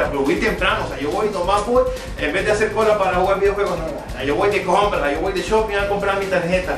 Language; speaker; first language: Spanish; early bilingual, other home language; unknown